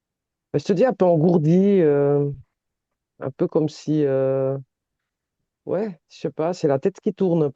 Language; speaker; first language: French; native; French